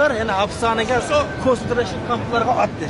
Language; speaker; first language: Turkish; non-native, learner; Uyghur